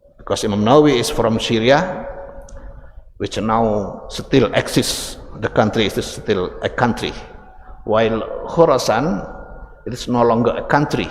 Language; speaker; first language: English; non-native, fluent; Indonesian